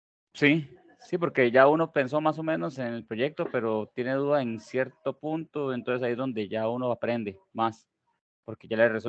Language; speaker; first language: Spanish; native; Spanish